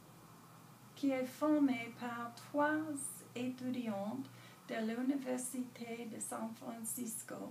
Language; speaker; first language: French; non-native, learner; English